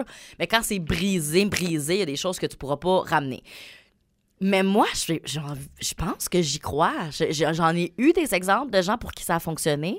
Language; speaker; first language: French; native; French